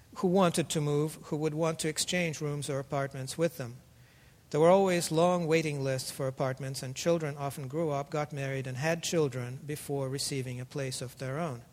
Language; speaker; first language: English; early bilingual, other home language; Russian